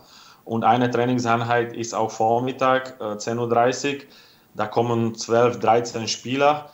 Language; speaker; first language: German; non-native, fluent; Slovak